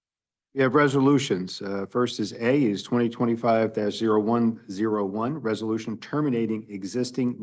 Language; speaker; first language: English; native; English